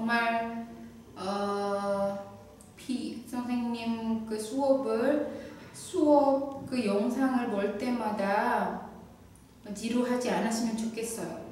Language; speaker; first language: Korean; non-native, fluent; Indonesian